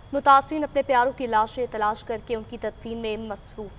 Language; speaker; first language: Urdu; native; Urdu